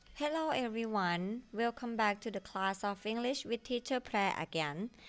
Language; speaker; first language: English; non-native, fluent; Thai